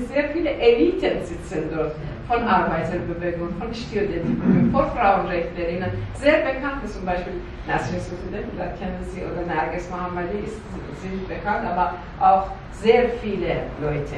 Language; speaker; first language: German; non-native, learner; Persian